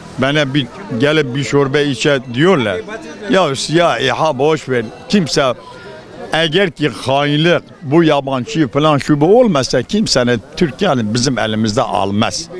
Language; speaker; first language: Turkish; non-native, local second language; Kurdish